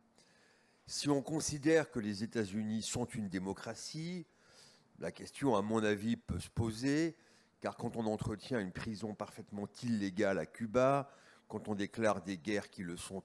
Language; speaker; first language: French; native; French